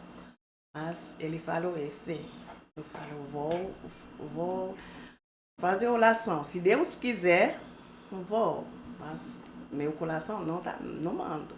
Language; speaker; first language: Portuguese; non-native, learner; Haitian Creole